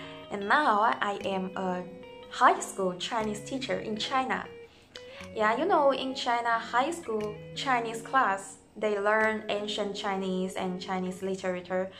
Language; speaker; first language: English; non-native, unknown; Chinese